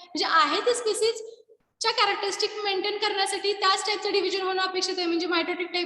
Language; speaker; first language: Marathi; native; Marathi